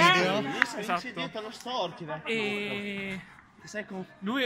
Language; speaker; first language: Italian; native; Italian